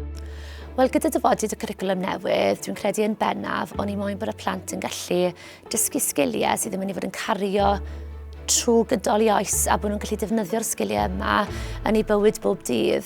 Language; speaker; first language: Welsh; native; Welsh